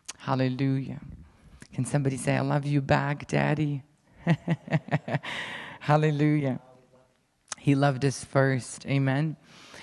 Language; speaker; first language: English; non-native, fluent; Ukrainian